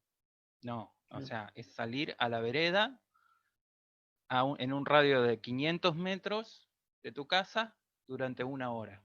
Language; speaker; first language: Spanish; native; Spanish